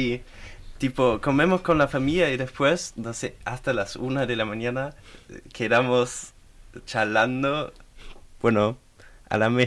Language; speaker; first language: Spanish; non-native, learner; German